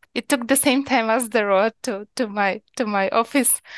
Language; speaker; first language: English; non-native, learner; Ukrainian